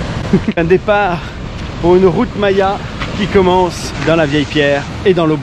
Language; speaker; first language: French; native; French